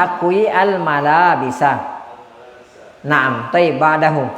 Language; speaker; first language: Arabic; non-native, fluent; Indonesian